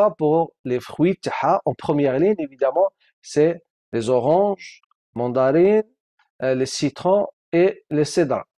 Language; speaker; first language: French; non-native, local second language; Arabic